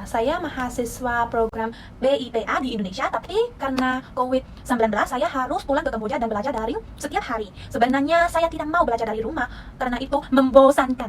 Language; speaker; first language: Indonesian; non-native, learner; Khmer